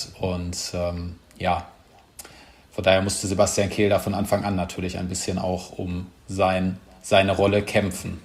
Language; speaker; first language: German; native; German